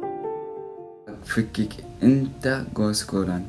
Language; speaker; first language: Swedish; non-native, learner; Arabic